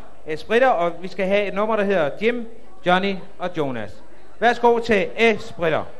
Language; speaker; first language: Danish; native; Danish